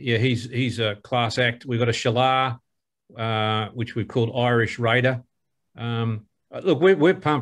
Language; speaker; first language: English; native; English